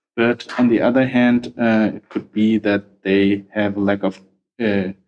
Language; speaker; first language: English; non-native, fluent; German